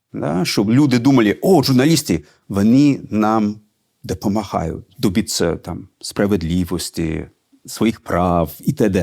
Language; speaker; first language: Ukrainian; non-native, learner; Russian